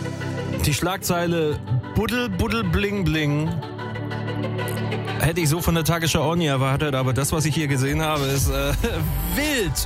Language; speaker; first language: German; native; German